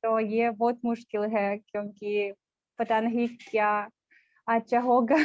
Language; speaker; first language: Hindi; non-native, learner; Russian